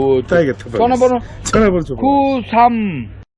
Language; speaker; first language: Korean; non-native, learner; Uzbek